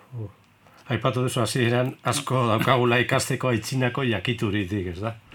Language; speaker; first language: Basque; native; Basque